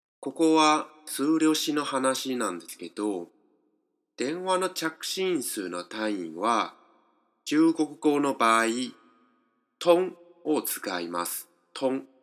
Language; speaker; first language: Japanese; non-native, fluent; Chinese